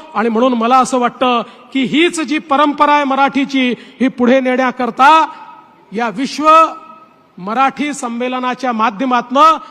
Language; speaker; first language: Marathi; native; Marathi